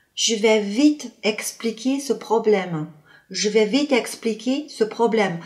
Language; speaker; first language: French; non-native, fluent; Chinese